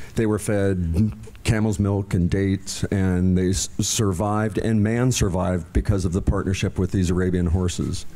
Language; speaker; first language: English; native; English